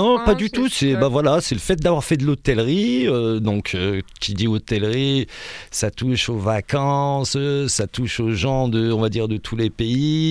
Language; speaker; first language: French; early bilingual, other home language; Arabic